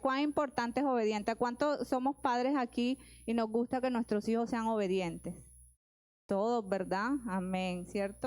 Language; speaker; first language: Spanish; native; Spanish